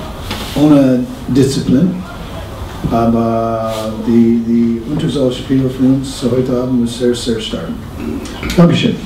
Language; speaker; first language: German; non-native, learner; English